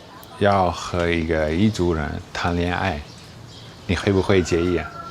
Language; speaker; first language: Chinese; non-native, fluent; Dutch